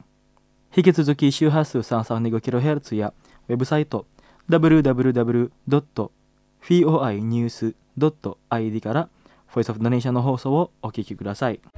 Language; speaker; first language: Japanese; non-native, fluent; Indonesian